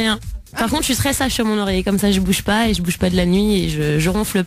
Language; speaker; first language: French; native; French